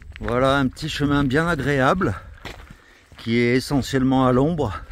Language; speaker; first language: French; native; French